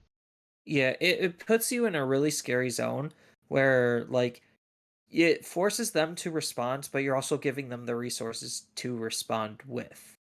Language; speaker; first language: English; native; English